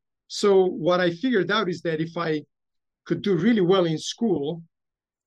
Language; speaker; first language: English; early bilingual, other home language; Romanian